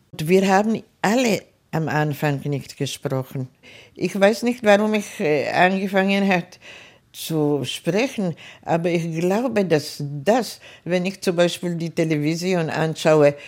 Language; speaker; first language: German; non-native, fluent; Czech